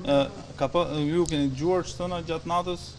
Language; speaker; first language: Albanian; native; Albanian